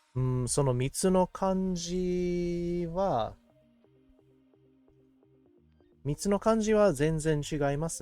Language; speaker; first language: Japanese; non-native, learner; English